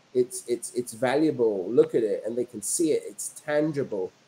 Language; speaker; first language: English; native; English